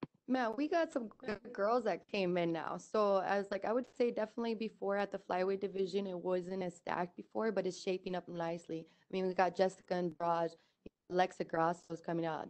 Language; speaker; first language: English; early bilingual, other home language; Spanish